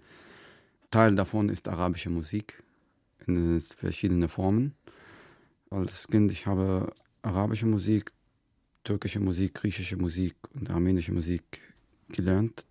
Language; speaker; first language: German; non-native, fluent; Arabic